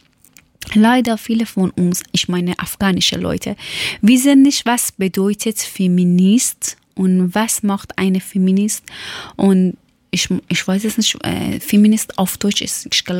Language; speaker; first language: German; non-native, learner; Persian